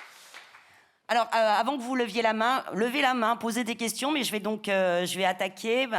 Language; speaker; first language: French; native; French